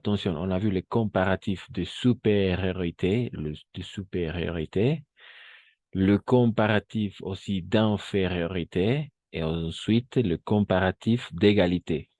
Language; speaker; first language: French; non-native, fluent; Spanish